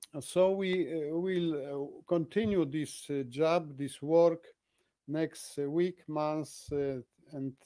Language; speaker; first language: English; non-native, fluent; Polish